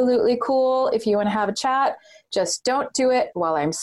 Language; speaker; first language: English; native; English